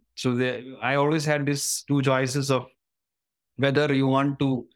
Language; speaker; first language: English; non-native, local second language; Malayalam